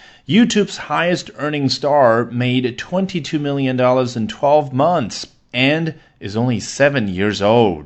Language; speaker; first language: English; non-native, fluent; Chinese